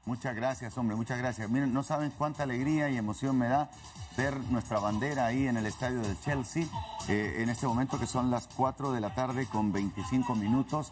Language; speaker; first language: Spanish; native; Spanish